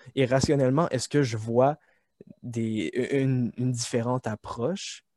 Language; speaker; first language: French; native; French